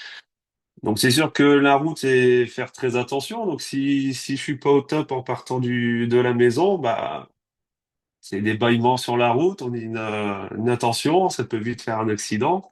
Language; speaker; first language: French; native; French